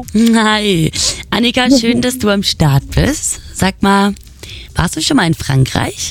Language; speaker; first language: German; native; German